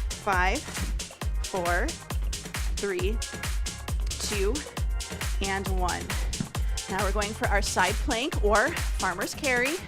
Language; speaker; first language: English; native; English